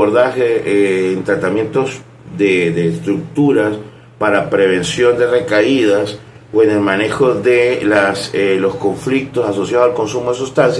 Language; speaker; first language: Spanish; native; Spanish